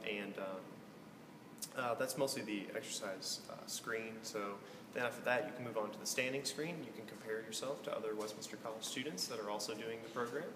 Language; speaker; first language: English; native; English